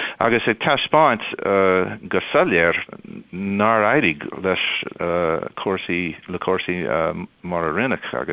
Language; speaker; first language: Irish; non-native, fluent; English